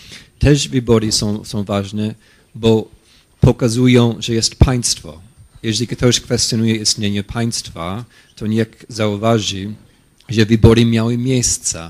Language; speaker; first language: Polish; non-native, fluent; English